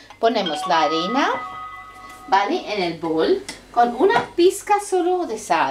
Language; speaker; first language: Spanish; non-native, fluent; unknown